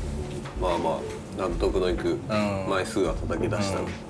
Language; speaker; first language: Japanese; native; Japanese